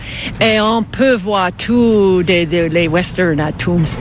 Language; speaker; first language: French; non-native, fluent; English